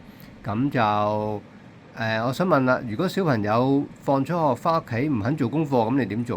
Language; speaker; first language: Cantonese; native; Cantonese